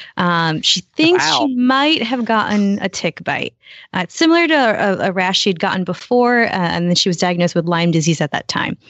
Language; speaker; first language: English; early bilingual, other home language; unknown